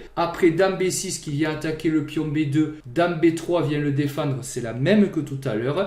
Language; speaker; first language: French; native; French